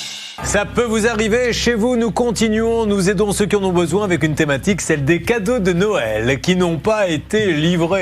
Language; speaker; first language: French; native; French